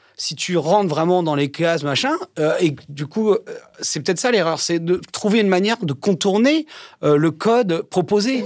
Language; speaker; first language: French; native; French